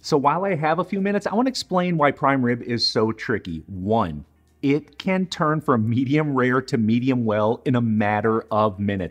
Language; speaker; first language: English; native; English